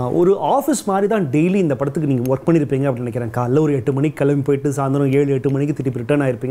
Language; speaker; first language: Tamil; native; Tamil